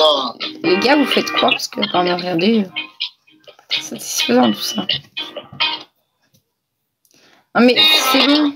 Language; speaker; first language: French; native; French